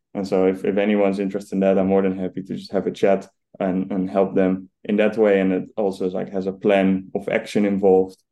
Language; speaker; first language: English; non-native, fluent; Dutch